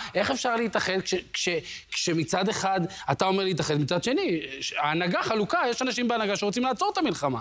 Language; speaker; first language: Hebrew; native; Hebrew